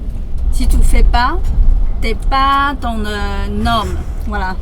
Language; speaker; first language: French; non-native, fluent; Chinese